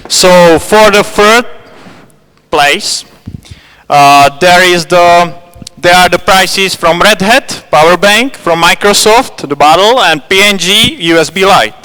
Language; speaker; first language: English; non-native, fluent; Czech